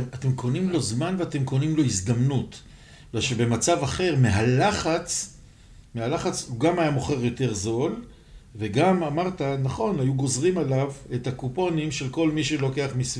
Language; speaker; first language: Hebrew; native; Hebrew